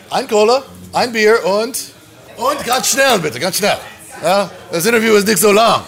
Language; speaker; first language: German; non-native, learner; English